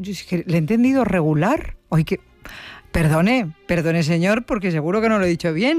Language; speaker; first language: Spanish; native; Spanish